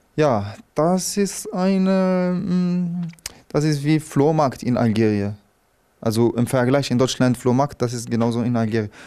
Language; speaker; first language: German; non-native, fluent; Arabic